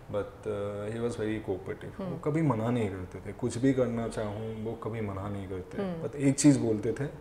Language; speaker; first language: Hindi; non-native, local second language; Assamese